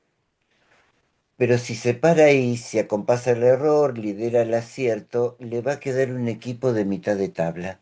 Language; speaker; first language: Spanish; native; Spanish